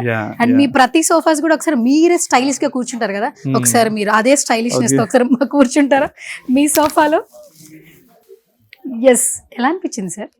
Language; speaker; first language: Telugu; native; Telugu